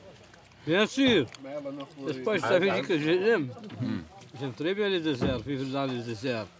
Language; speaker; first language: French; non-native, local second language; Arabic